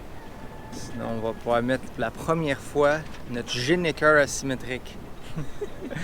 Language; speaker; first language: French; native; French